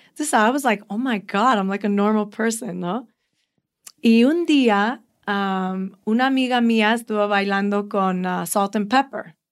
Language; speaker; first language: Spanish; early bilingual, heritage; Spanish